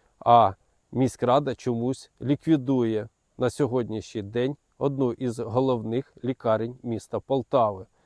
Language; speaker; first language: Ukrainian; native; Ukrainian